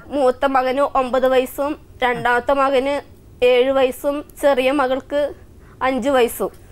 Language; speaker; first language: Malayalam; native; Malayalam